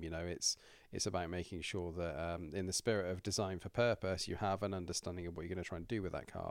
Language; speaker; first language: English; native; English